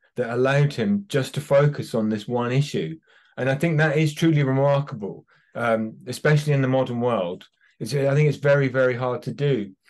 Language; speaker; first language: English; native; English